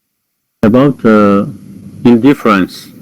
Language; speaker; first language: English; non-native, fluent; Persian